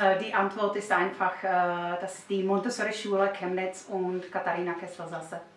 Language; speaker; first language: German; non-native, fluent; Czech